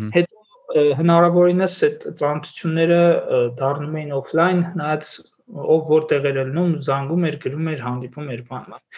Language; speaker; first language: Armenian; native; Armenian